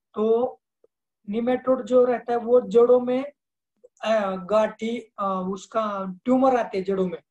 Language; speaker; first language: Hindi; non-native, local second language; Marathi